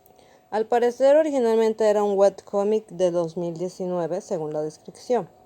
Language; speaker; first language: Spanish; native; Spanish